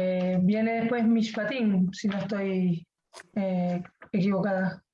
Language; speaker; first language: Spanish; native; Spanish